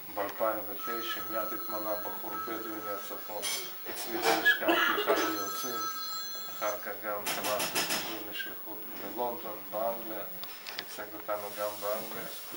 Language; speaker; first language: Hebrew; non-native, fluent; Russian